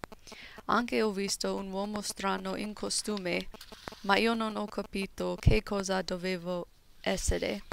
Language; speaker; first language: Italian; non-native, learner; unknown